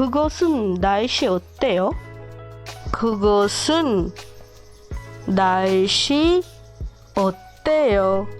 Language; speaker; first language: Korean; non-native, fluent; Hindi